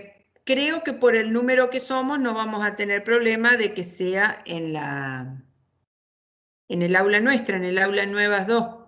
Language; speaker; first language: Spanish; native; Spanish